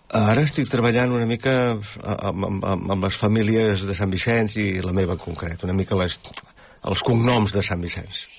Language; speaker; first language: Catalan; native; Catalan